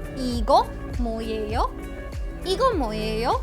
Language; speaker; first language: Korean; non-native, fluent; Hindi